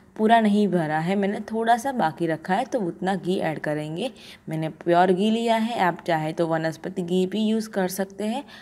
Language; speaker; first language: Hindi; non-native, local second language; Gujarati